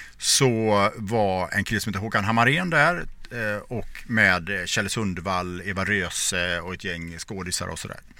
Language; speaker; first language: Swedish; native; Swedish